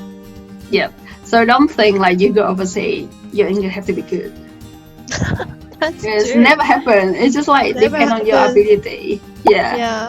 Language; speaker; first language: English; non-native, fluent; Vietnamese